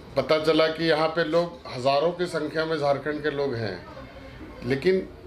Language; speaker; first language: Hindi; native; Hindi